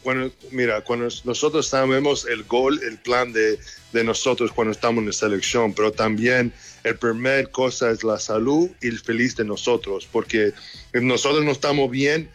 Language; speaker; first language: Spanish; early bilingual, heritage; English